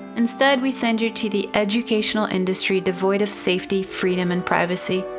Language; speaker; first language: English; non-native, fluent; Portuguese